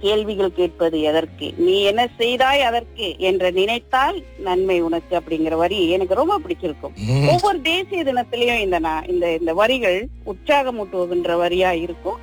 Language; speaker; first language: Tamil; early bilingual, heritage; Tamil